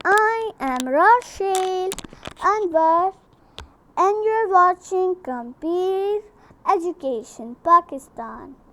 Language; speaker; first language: English; non-native, local second language; Urdu